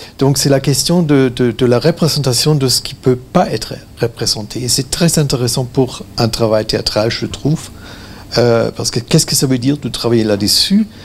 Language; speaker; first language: French; non-native, fluent; German